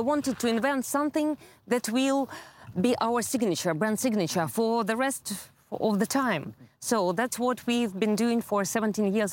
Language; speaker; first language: English; non-native, fluent; Russian